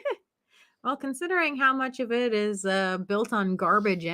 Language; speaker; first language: English; native; English